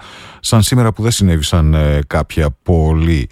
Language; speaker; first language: Greek; native; Greek